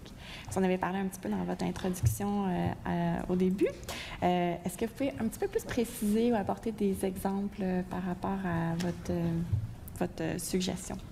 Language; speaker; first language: French; native; French